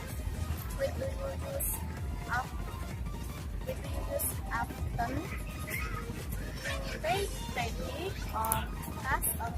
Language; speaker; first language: English; non-native, learner; Indonesian